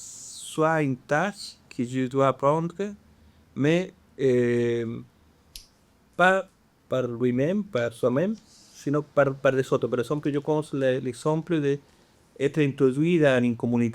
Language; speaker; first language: French; non-native, fluent; Spanish